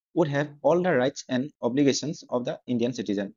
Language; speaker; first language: English; non-native, local second language; Assamese